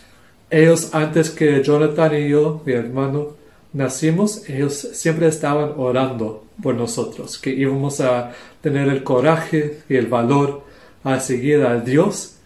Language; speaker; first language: Spanish; non-native, local second language; English